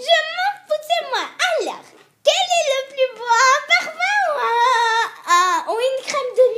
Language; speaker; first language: French; native; French